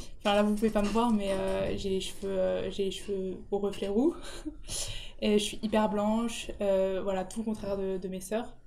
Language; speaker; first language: French; early bilingual, other home language; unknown